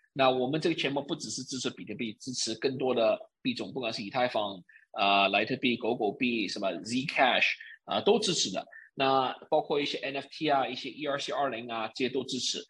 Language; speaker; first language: Chinese; early bilingual, heritage; Chinese